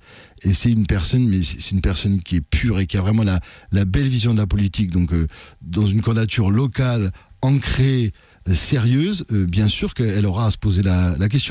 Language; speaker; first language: French; native; French